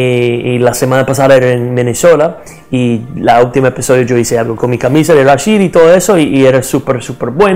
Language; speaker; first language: Spanish; non-native, learner; English